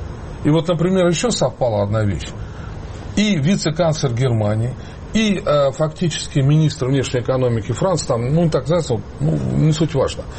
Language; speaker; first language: Russian; native; Russian